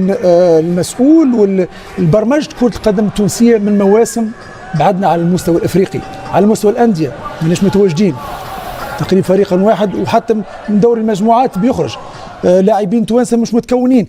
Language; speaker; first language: Arabic; native; Arabic